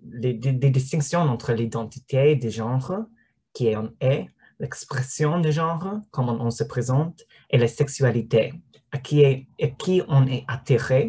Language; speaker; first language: French; non-native, learner; English